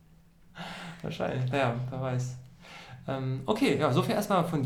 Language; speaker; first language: German; native; German